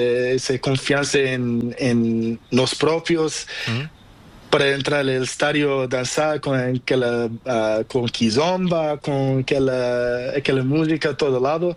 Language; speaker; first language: Spanish; non-native, learner; Portuguese